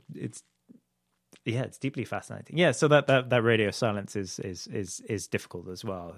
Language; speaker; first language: English; native; English